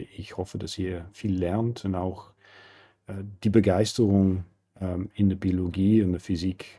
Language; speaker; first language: German; non-native, fluent; English